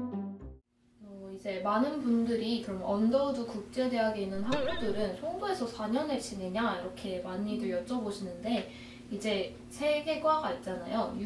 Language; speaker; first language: Korean; native; Korean